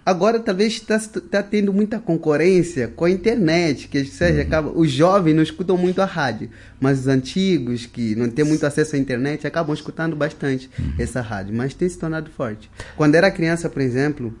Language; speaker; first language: Portuguese; non-native, local second language; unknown